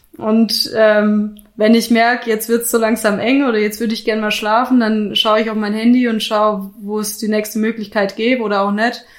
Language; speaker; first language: German; native; German